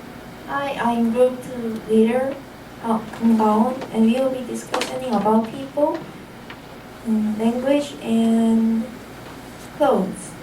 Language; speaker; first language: English; non-native, learner; Korean